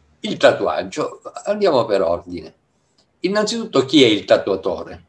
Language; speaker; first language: Italian; native; Italian